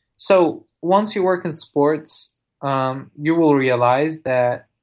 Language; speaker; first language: English; early bilingual, other home language; Arabic